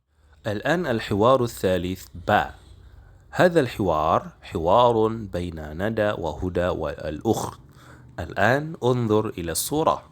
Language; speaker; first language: Arabic; non-native, fluent; Indonesian